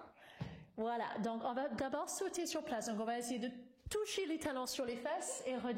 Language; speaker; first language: French; non-native, fluent; English